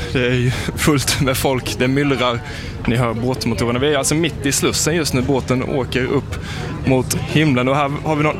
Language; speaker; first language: Swedish; native; Swedish